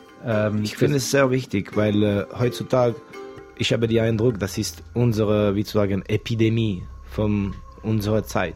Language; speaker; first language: German; non-native, local second language; French